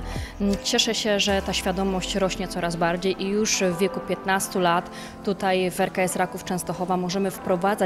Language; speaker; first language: Polish; native; Polish